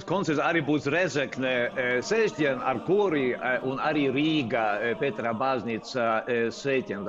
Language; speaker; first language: Latvian; non-native, fluent; Swedish